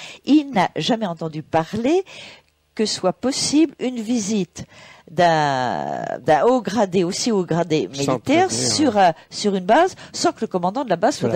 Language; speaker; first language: French; native; French